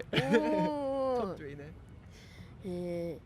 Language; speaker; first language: Japanese; non-native, learner; English